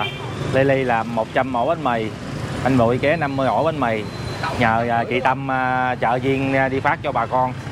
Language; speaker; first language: Vietnamese; native; Vietnamese